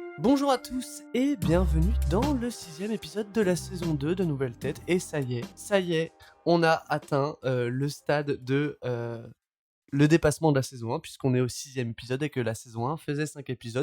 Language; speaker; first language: French; native; French